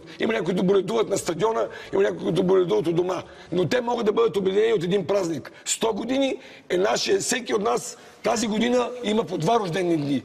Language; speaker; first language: Bulgarian; native; Bulgarian